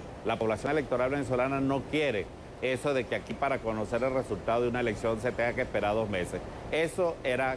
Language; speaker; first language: Spanish; native; Spanish